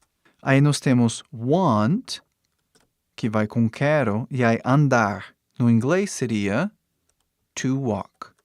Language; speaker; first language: Portuguese; non-native, fluent; English